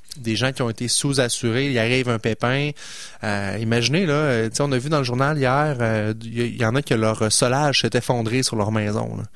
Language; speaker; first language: French; native; French